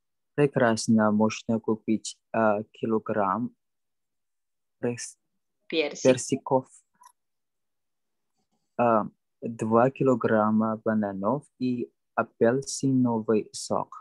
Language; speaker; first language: Russian; non-native, learner; Indonesian